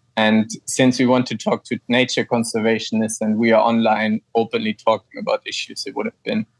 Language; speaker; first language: English; non-native, fluent; German